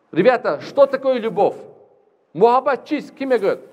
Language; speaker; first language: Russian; non-native, local second language; Tajik